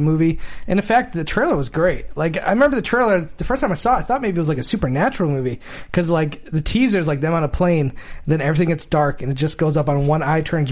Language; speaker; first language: English; native; English